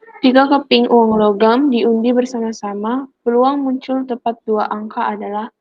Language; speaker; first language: Indonesian; native; Indonesian